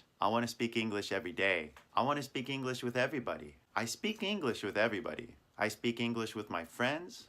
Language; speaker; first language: English; non-native, fluent; Japanese